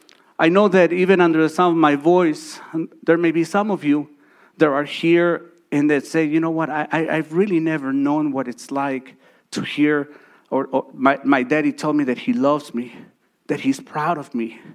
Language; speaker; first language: English; early bilingual, other home language; Spanish